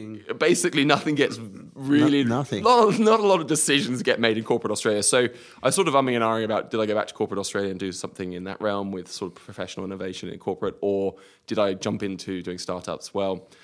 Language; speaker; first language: English; native; English